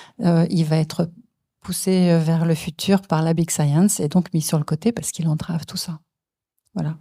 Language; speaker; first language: French; native; French